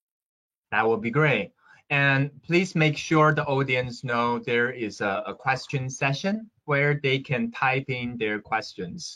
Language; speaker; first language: English; non-native, fluent; Chinese